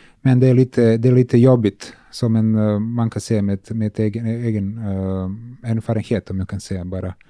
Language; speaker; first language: Swedish; non-native, learner; Serbian